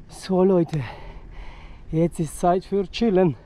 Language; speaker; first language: German; non-native, fluent; Polish